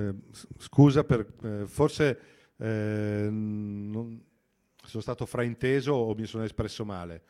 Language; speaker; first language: Italian; native; Italian